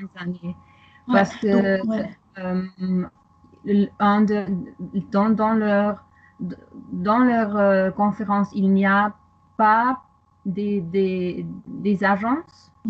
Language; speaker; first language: French; non-native, fluent; German